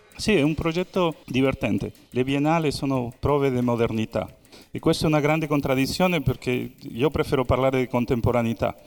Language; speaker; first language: Italian; non-native, fluent; Spanish